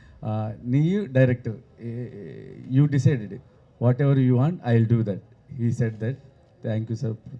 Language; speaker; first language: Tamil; non-native, learner; Telugu